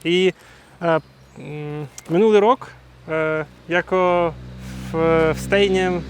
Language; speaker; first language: Czech; non-native, learner; Ukrainian